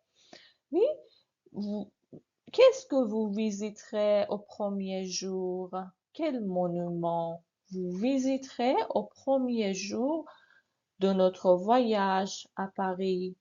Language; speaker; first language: French; non-native, fluent; Persian